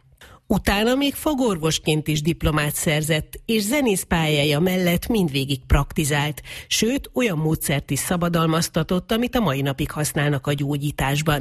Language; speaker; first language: Hungarian; native; Hungarian